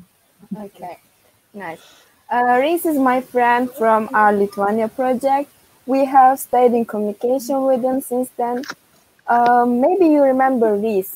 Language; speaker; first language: English; non-native, fluent; Turkish